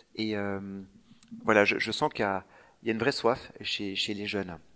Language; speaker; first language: French; native; French